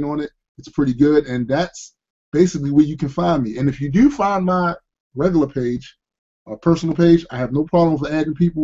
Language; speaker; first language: English; native; English